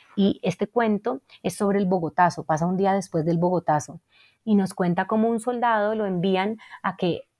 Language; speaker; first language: Spanish; native; Spanish